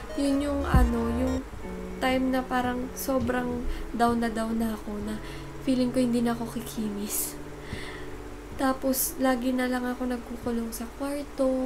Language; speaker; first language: Filipino; native; Filipino